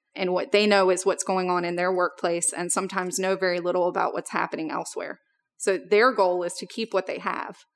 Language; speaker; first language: English; native; English